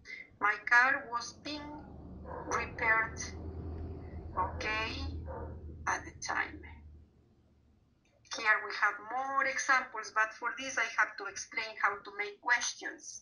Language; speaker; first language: English; non-native, fluent; Spanish